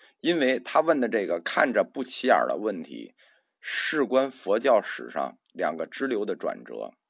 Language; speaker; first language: Chinese; native; Chinese